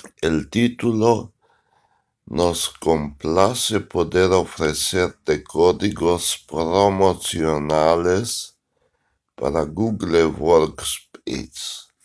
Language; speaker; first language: Spanish; non-native, learner; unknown